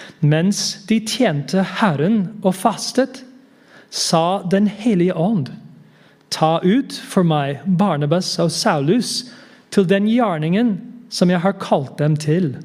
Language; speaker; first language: Norwegian; non-native, fluent; English